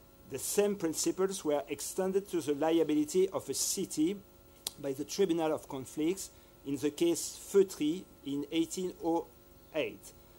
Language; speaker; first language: English; non-native, fluent; French